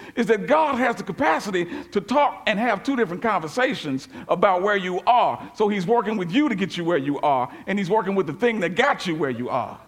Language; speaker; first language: English; native; English